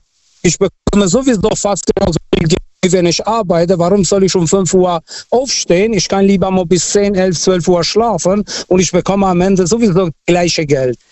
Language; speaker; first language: German; non-native, fluent; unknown